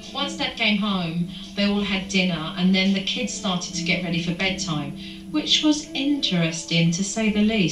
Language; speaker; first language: English; native; English